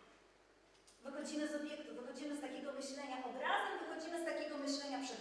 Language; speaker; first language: Polish; native; Polish